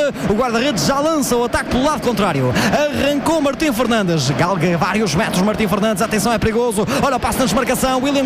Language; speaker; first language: Portuguese; native; Portuguese